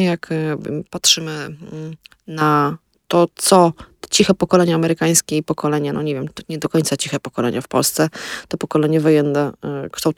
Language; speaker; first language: Polish; native; Polish